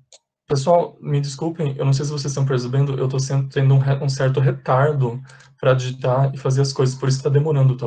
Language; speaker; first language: Portuguese; native; Portuguese